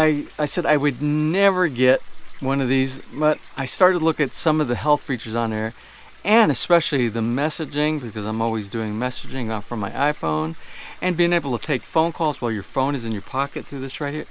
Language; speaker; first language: English; native; English